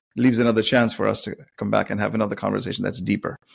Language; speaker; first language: English; native; English